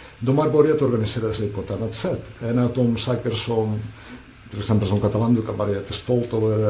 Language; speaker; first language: Swedish; non-native, fluent; Catalan